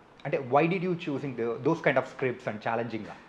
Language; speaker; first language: Telugu; native; Telugu